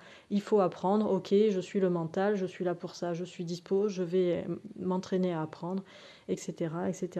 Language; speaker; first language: French; native; French